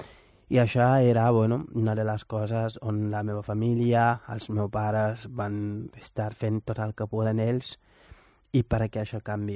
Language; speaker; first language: Catalan; non-native, fluent; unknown